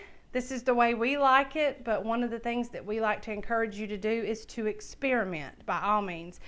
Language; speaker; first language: English; native; English